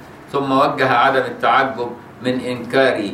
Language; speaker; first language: Arabic; native; Arabic